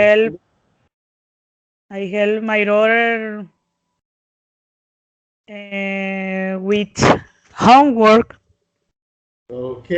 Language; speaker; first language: English; non-native, learner; Spanish